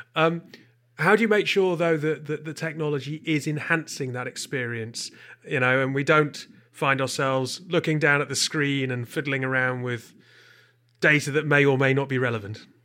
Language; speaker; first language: English; native; English